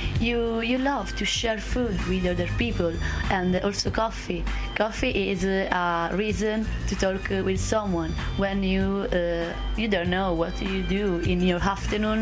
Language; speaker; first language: English; non-native, fluent; Italian